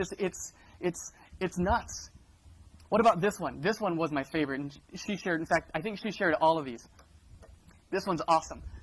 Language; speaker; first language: English; native; English